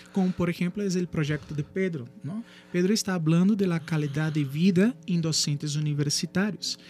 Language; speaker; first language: Spanish; non-native, fluent; Portuguese